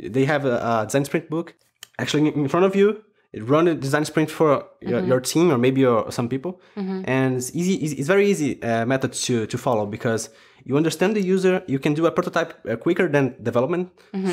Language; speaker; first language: English; non-native, fluent; Portuguese